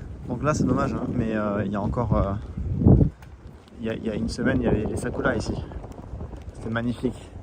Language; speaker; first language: French; native; French